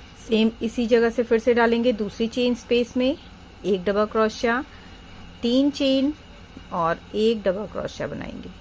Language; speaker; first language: Hindi; native; Hindi